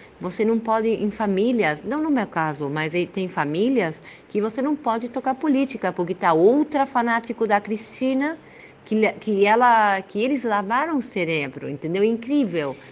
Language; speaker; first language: Portuguese; early bilingual, heritage; Portuguese